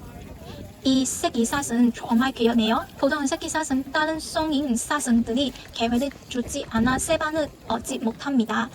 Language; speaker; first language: Korean; non-native, learner; Cantonese